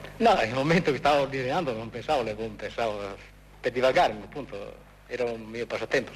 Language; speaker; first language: Italian; native; Italian